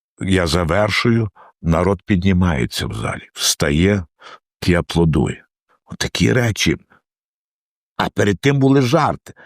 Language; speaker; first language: Ukrainian; native; Ukrainian